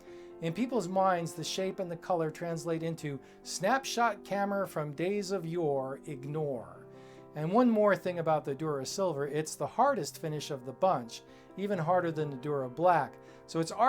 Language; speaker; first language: English; native; English